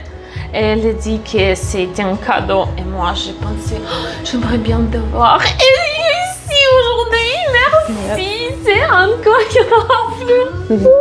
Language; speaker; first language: French; non-native, fluent; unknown